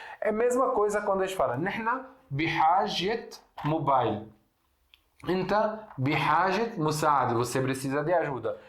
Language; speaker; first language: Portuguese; non-native, fluent; Arabic